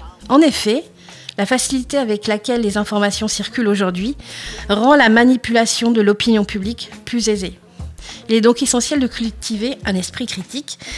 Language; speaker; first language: French; native; French